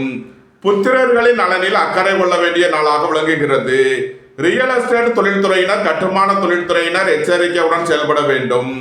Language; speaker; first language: Tamil; native; Tamil